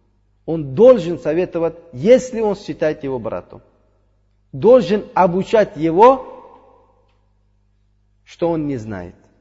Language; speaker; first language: Russian; non-native, fluent; Uzbek